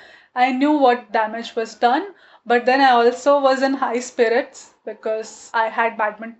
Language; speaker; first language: English; non-native, local second language; Gujarati